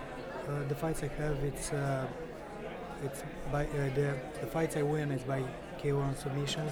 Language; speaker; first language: English; non-native, fluent; Romanian